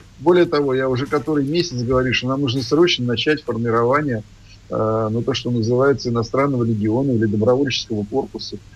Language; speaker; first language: Russian; native; Russian